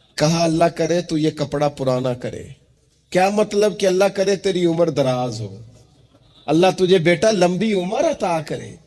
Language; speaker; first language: Urdu; non-native, local second language; Punjabi